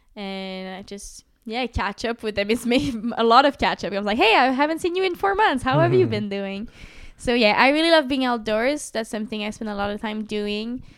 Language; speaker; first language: English; native; English